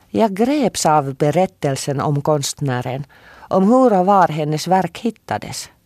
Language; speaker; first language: Swedish; non-native, local second language; Finnish